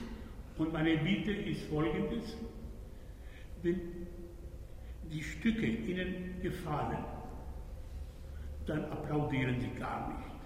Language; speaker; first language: German; non-native, fluent; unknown